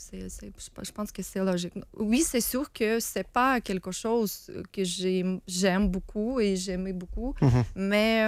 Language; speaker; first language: French; non-native, learner; Ukrainian